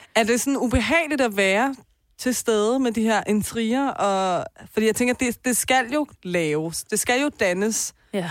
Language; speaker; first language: Danish; early bilingual, other home language; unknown